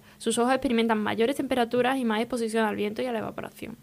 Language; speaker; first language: Spanish; native; Spanish